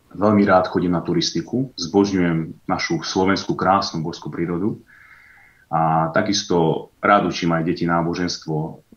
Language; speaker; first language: Slovak; native; Slovak